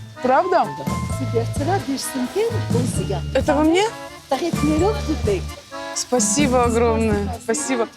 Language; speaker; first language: Russian; native; Russian